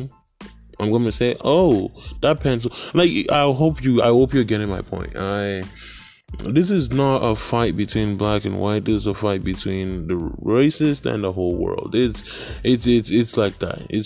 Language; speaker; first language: English; non-native, local second language; Yoruba